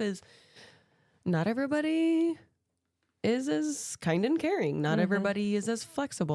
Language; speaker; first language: English; native; English